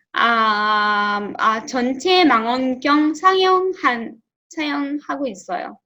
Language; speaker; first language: Korean; non-native, learner; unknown